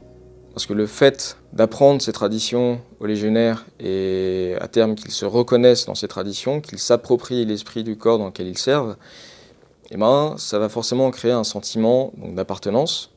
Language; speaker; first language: French; native; French